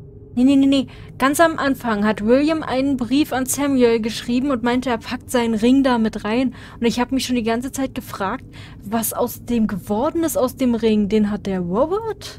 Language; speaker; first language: German; native; German